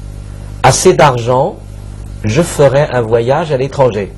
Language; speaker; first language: French; non-native, fluent; Chinese